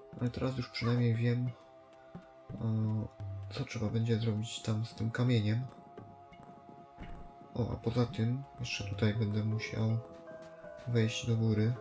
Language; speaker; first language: Polish; native; Polish